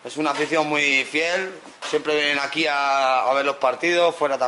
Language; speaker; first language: Spanish; native; Spanish